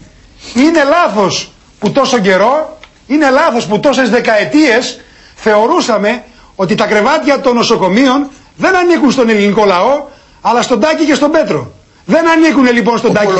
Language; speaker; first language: Greek; native; Greek